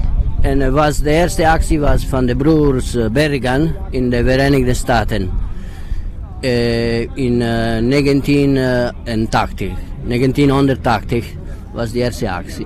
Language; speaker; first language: Dutch; non-native, learner; Italian